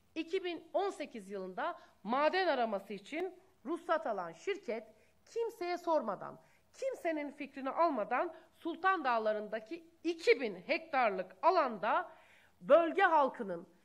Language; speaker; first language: Turkish; native; Turkish